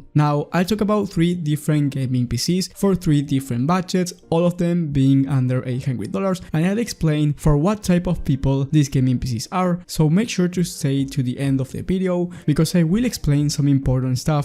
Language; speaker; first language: English; non-native, fluent; Spanish